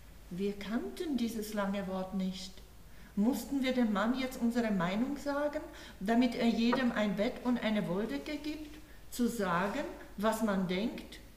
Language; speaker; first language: German; non-native, fluent; Slovak